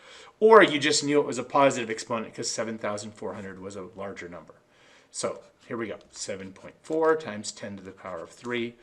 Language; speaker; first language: English; native; English